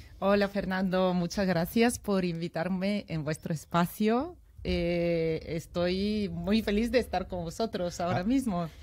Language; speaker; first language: Spanish; non-native, fluent; Bulgarian